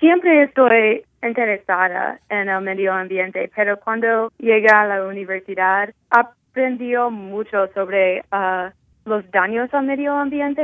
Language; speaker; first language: Spanish; non-native, learner; English